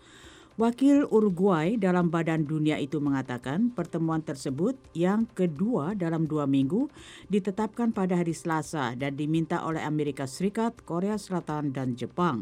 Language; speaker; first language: Indonesian; native; Indonesian